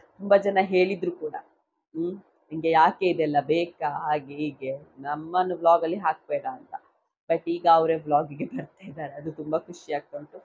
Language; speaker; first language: Kannada; non-native, local second language; Tulu